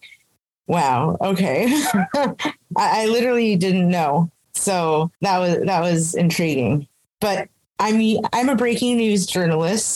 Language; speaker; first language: English; native; English